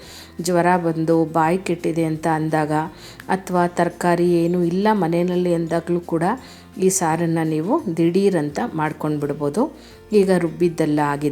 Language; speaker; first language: Kannada; native; Kannada